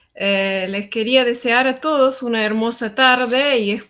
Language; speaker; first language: Spanish; non-native, fluent; Slovenian